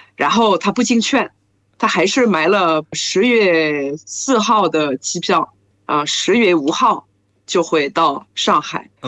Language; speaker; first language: Chinese; non-native, fluent; French